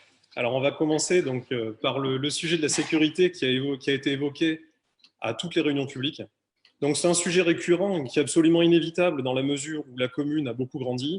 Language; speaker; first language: French; native; French